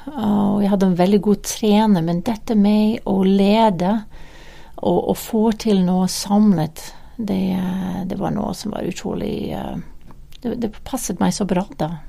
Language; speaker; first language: Norwegian; non-native, fluent; English